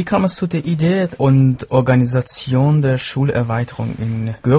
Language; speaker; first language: German; non-native, fluent; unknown